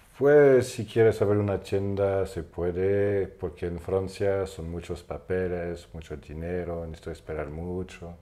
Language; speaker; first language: Spanish; non-native, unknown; French